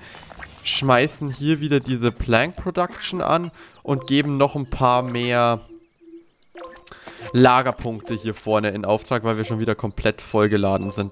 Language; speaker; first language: German; native; German